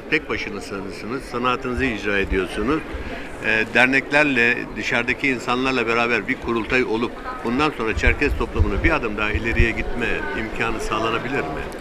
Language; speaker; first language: Turkish; native; Turkish